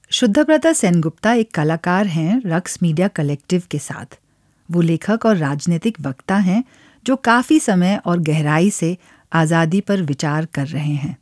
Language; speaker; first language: Hindi; native; Hindi